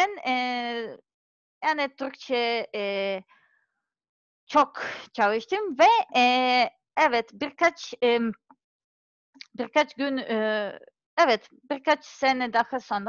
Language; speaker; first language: Turkish; non-native, learner; Serbian